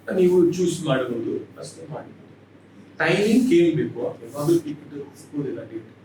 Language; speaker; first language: Kannada; non-native, local second language; Tamil